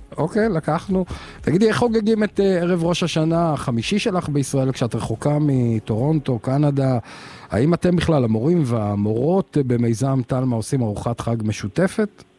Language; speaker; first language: Hebrew; native; Hebrew